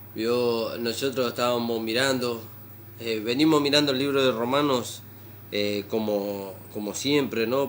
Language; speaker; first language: Spanish; native; Spanish